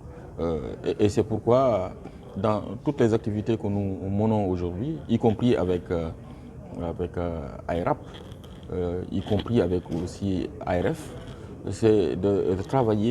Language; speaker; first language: French; non-native, local second language; Wolof